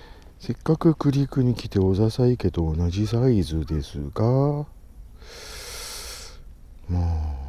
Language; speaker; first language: Japanese; native; Japanese